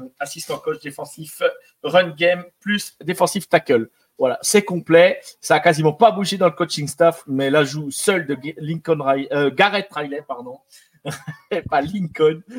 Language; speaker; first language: French; native; French